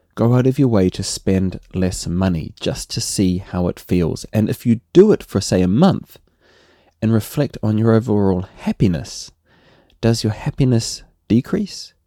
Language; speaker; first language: English; native; English